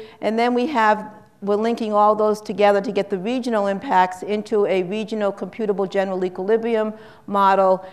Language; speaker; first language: English; native; English